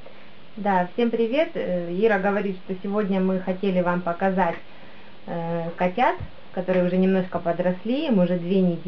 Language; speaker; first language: Russian; native; Russian